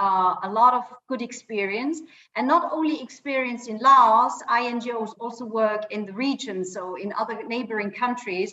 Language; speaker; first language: English; non-native, fluent; German